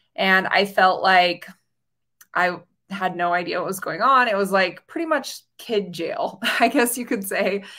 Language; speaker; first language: English; native; English